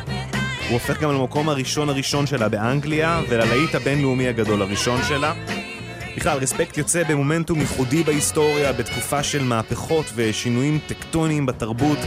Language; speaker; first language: Hebrew; native; Hebrew